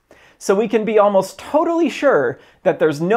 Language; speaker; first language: English; native; English